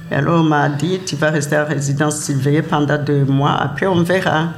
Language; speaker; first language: French; non-native, local second language; Rundi